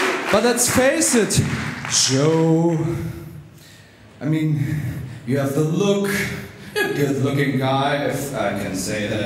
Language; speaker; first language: English; non-native, fluent; German